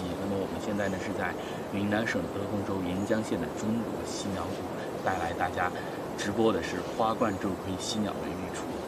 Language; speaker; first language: Chinese; native; Chinese